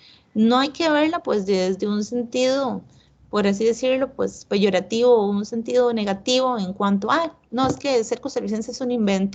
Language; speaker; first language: Spanish; native; Spanish